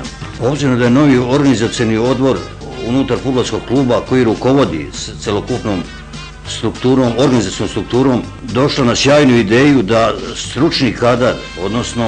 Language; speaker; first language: Croatian; native; Croatian